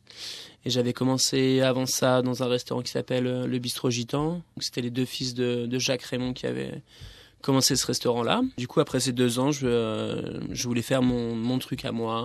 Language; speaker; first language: French; native; French